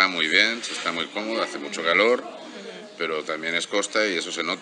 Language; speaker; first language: Spanish; native; Spanish